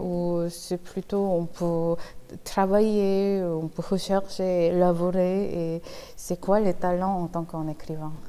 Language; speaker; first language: French; non-native, fluent; Korean